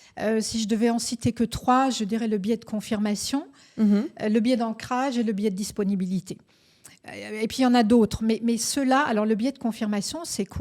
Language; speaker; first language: French; native; French